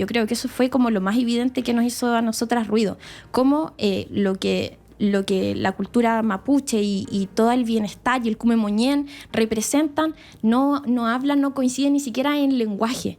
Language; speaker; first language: Spanish; native; Spanish